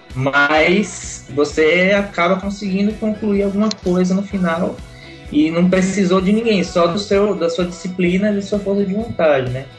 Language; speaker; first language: Portuguese; native; Portuguese